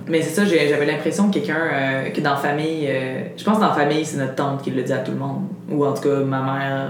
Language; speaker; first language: French; native; French